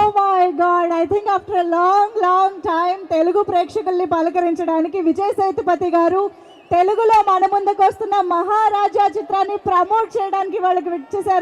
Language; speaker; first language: Telugu; native; Telugu